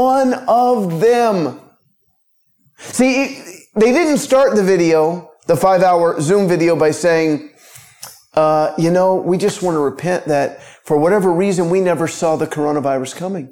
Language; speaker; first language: English; native; English